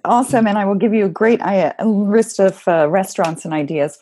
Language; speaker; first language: English; native; English